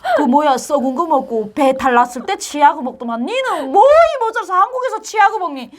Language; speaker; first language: Korean; native; Korean